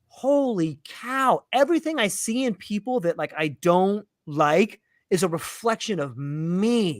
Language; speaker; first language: English; native; English